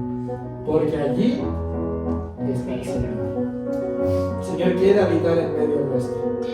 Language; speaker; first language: Spanish; native; Spanish